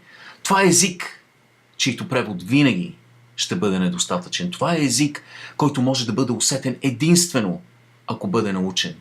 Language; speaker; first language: Bulgarian; native; Bulgarian